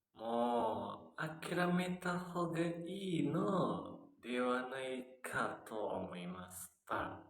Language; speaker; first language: Japanese; non-native, learner; Indonesian